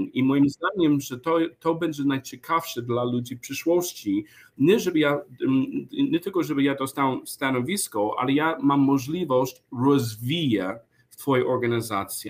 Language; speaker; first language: Polish; non-native, learner; English